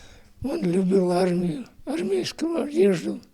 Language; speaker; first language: Russian; non-native, local second language; Ingush